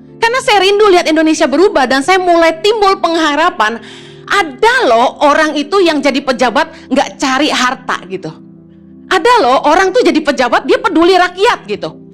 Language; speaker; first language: Indonesian; native; Indonesian